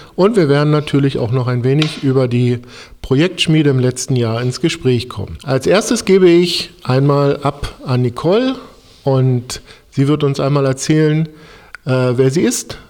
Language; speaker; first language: German; native; German